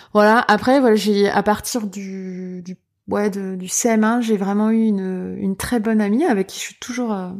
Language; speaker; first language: French; native; French